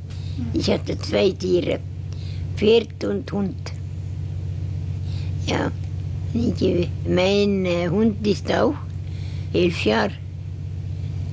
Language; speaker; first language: German; non-native, learner; Estonian